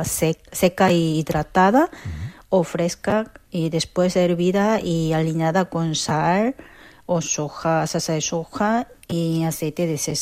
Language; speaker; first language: Spanish; non-native, fluent; Korean